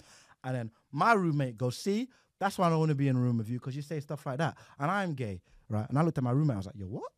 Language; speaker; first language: English; non-native, local second language; Yoruba